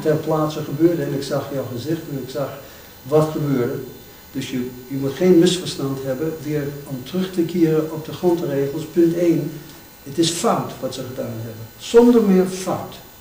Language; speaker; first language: Dutch; non-native, fluent; English